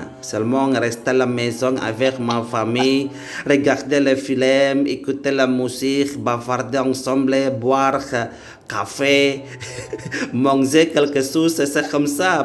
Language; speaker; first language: French; non-native, learner; Indonesian